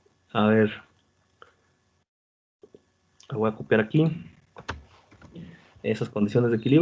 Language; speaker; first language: Spanish; native; Spanish